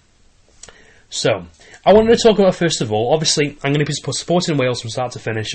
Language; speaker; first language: English; native; English